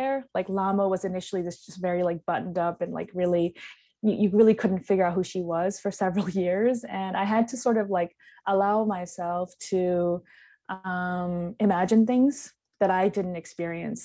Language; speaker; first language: English; non-native, local second language; Tibetan